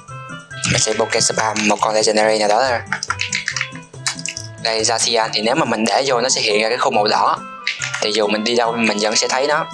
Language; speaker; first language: Vietnamese; native; Vietnamese